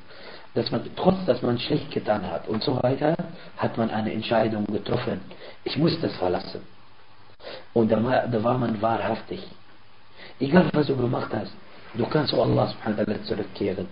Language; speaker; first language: German; non-native, fluent; Arabic